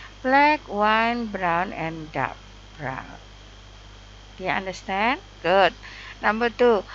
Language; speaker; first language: English; non-native, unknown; Indonesian